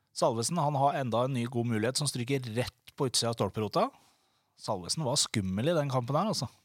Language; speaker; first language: Norwegian; native; Norwegian